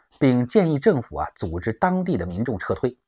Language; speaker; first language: Chinese; native; Chinese